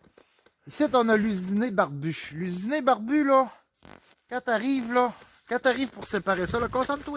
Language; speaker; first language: French; native; French